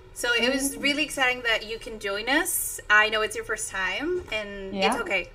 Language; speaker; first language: English; non-native, fluent; Spanish